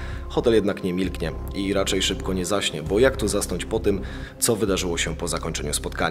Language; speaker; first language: Polish; native; Polish